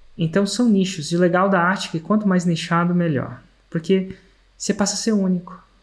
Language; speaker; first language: Portuguese; native; Portuguese